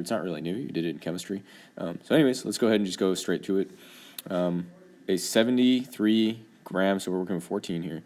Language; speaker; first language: English; native; English